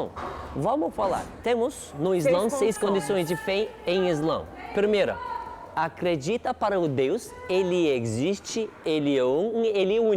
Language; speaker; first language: Portuguese; non-native, learner; Turkish